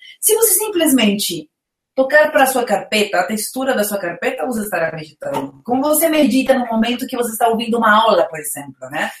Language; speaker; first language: Portuguese; non-native, fluent; Spanish